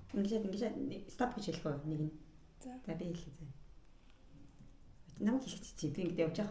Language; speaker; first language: Mongolian; native; Mongolian